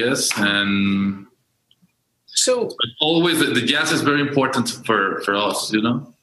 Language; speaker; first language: English; non-native, learner; Spanish